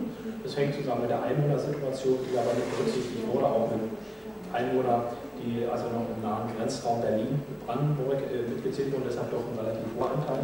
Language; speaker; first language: German; native; German